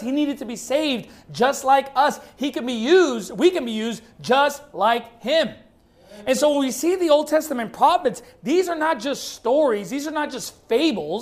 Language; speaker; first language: English; native; English